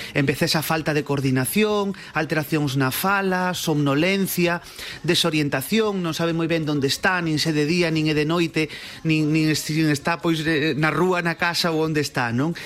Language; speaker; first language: Galician; native; Galician